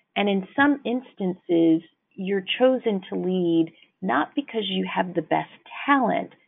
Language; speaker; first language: English; native; English